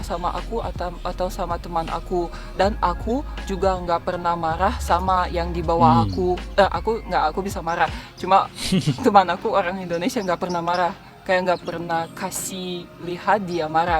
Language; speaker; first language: Indonesian; non-native, fluent; Russian